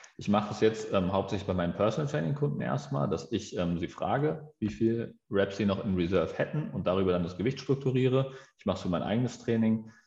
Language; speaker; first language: German; native; German